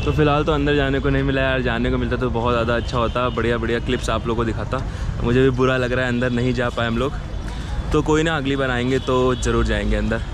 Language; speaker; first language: Hindi; native; Hindi